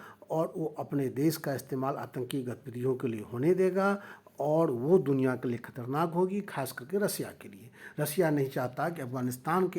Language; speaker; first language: Hindi; native; Hindi